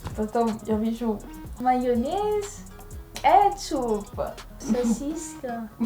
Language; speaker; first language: Russian; non-native, learner; Italian